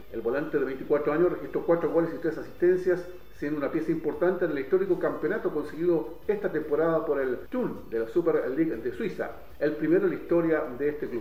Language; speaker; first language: Spanish; native; Spanish